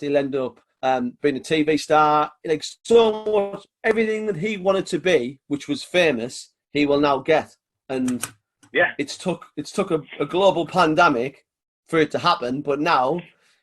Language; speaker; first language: English; native; English